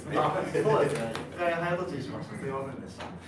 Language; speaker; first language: Japanese; native; Japanese